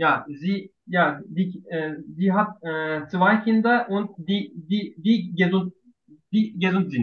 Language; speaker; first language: German; non-native, learner; Turkish